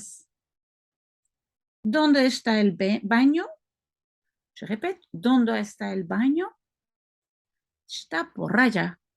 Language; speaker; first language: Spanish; non-native, learner; French